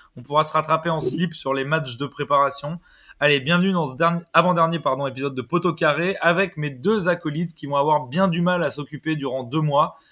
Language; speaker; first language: French; native; French